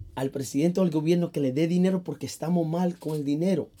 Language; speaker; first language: Spanish; early bilingual, heritage; Spanish